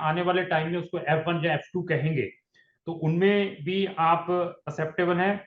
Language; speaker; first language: Hindi; non-native, local second language; Punjabi